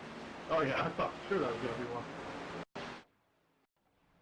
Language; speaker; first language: English; native; English